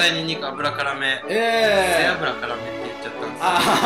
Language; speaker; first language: Japanese; non-native, fluent; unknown